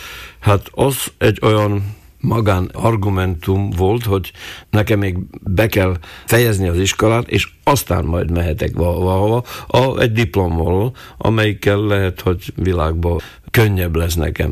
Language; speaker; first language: Hungarian; non-native, local second language; Slovak